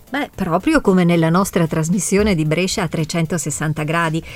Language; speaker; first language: Italian; native; Italian